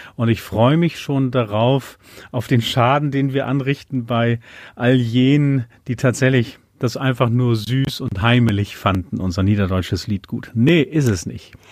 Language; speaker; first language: German; native; German